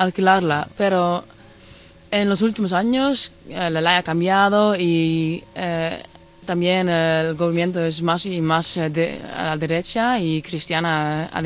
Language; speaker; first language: Spanish; non-native, fluent; Dutch